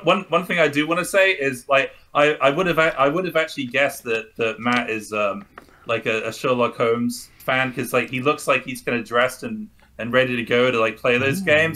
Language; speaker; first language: English; native; English